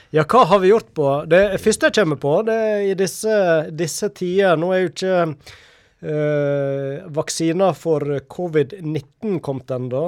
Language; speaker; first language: Norwegian; native; Norwegian